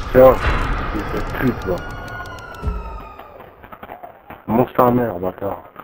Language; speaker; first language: French; native; French